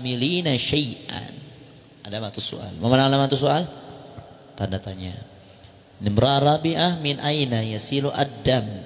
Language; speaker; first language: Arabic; non-native, fluent; Indonesian